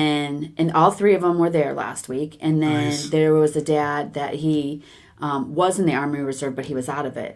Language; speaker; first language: English; native; English